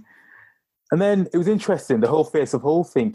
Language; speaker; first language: English; native; English